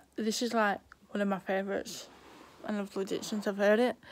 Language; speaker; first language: English; native; English